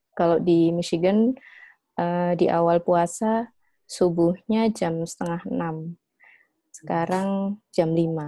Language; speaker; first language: Indonesian; native; Indonesian